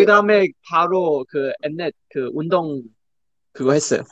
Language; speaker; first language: Korean; non-native, fluent; Chinese